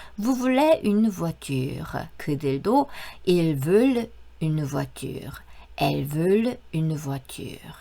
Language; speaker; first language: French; non-native, fluent; Korean